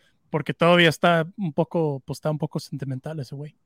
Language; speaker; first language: Spanish; early bilingual, heritage; Spanish